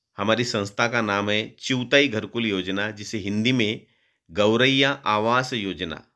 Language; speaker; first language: Hindi; non-native, local second language; Marathi